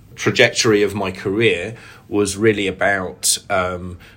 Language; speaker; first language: English; native; English